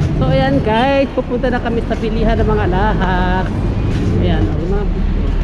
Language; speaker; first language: Filipino; non-native, local second language; Cebuano